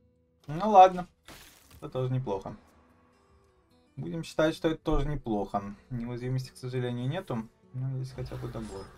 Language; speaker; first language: Russian; native; Russian